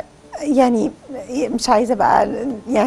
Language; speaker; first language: Arabic; native; Arabic